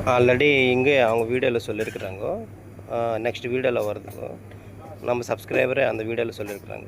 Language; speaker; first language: Tamil; native; Tamil